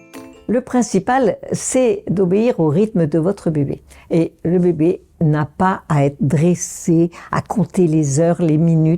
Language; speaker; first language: French; native; French